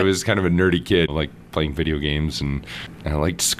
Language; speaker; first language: English; native; English